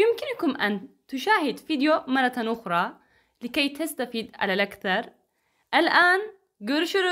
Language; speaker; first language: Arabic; non-native, learner; Turkish